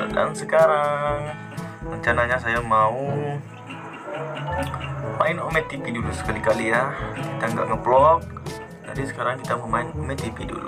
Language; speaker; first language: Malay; non-native, local second language; Sasak